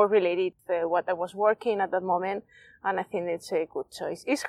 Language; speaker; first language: English; non-native, fluent; Spanish